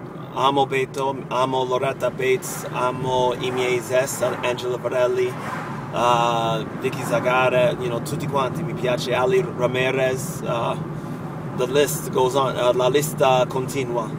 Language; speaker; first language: Italian; non-native, fluent; English